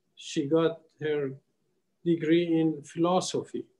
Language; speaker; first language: English; non-native, fluent; Persian